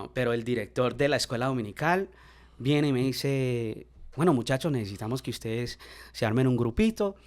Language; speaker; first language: Spanish; early bilingual, heritage; Spanish